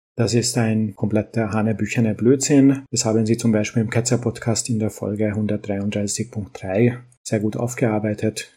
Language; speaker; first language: German; early bilingual, other home language; Hungarian